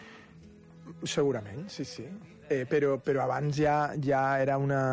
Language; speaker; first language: Catalan; non-native, local second language; Spanish